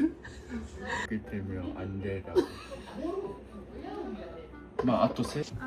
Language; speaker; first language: Korean; non-native, learner; Japanese